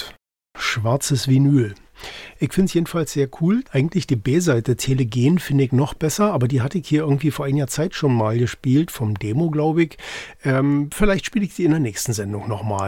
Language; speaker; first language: German; native; German